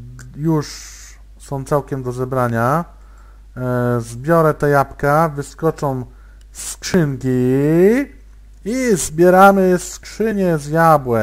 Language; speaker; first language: Polish; native; Polish